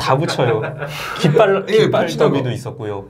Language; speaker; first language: Korean; native; Korean